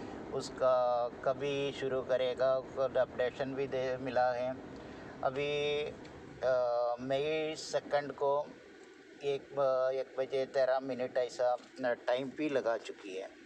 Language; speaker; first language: Hindi; non-native, local second language; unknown